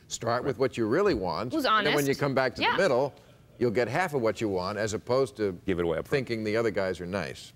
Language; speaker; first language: English; native; English